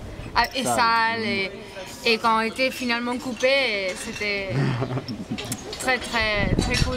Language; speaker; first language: French; non-native, fluent; Spanish